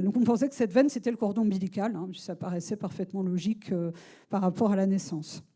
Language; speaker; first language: French; native; French